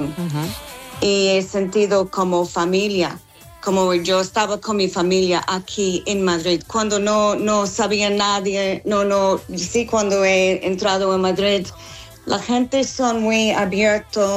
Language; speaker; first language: Spanish; non-native, learner; English